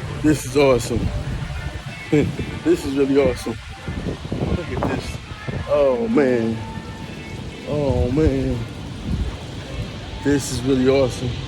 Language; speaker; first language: English; native; English